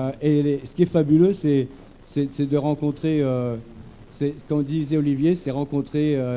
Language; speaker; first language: French; native; French